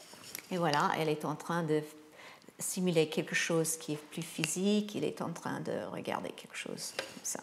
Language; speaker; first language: French; non-native, fluent; English